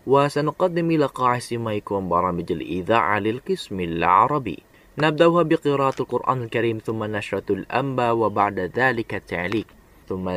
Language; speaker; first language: Arabic; non-native, fluent; Indonesian